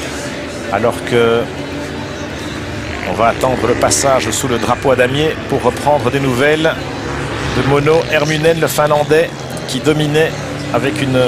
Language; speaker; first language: French; native; French